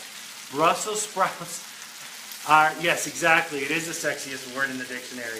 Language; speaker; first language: English; native; English